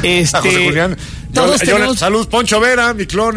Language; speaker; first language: Spanish; native; Spanish